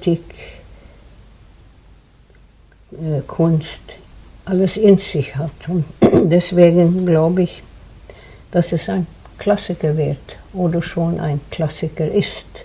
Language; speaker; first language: German; non-native, fluent; Swedish